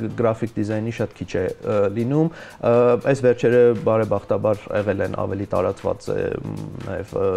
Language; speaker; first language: Armenian; early bilingual, heritage; Armenian